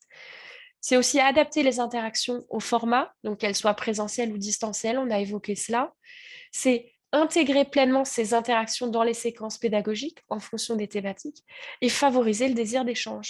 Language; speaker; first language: French; native; French